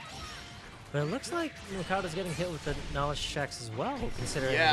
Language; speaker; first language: English; native; English